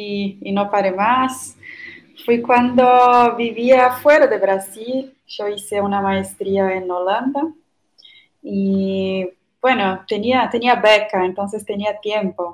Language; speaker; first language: Spanish; non-native, fluent; Portuguese